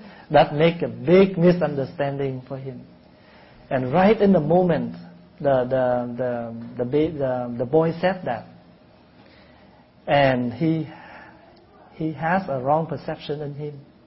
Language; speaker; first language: English; non-native, fluent; Vietnamese